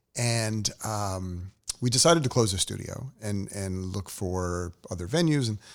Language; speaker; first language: English; native; English